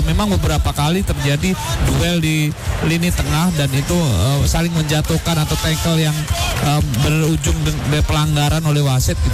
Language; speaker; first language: Indonesian; native; Indonesian